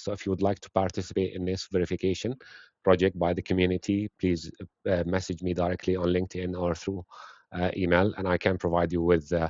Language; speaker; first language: English; non-native, fluent; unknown